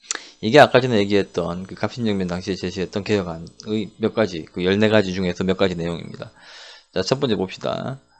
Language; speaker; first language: Korean; native; Korean